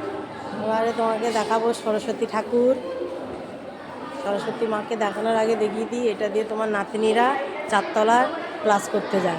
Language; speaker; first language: Bangla; native; Bangla